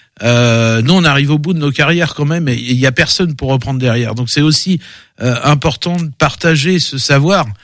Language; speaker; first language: French; native; French